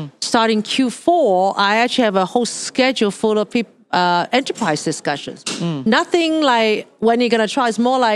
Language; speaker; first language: English; non-native, local second language; Cantonese